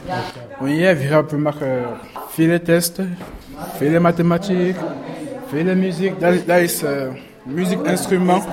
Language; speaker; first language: German; non-native, learner; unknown